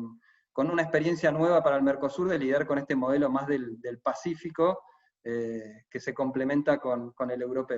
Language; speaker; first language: Spanish; native; Spanish